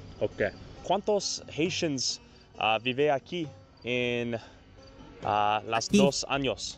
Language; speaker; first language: Spanish; non-native, learner; English